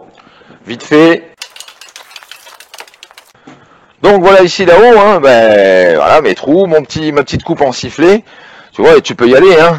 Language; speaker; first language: French; native; French